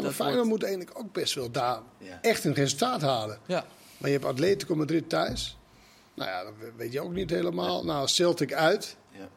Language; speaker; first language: Dutch; non-native, fluent; Danish